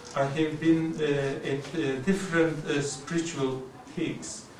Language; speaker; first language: English; non-native, fluent; Turkish